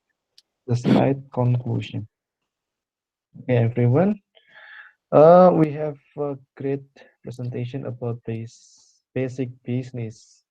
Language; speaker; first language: English; non-native, fluent; Indonesian